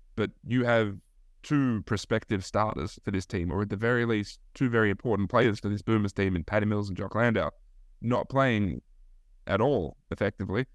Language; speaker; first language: English; early bilingual, other home language; Turkish